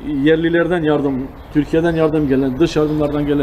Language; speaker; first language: Turkish; non-native, local second language; Albanian